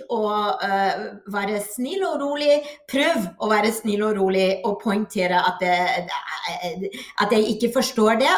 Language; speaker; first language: Norwegian; non-native, fluent; English